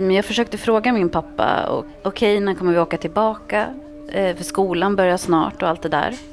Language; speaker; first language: Swedish; early bilingual, other home language; Arabic